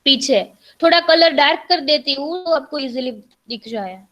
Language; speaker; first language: Hindi; non-native, local second language; Gujarati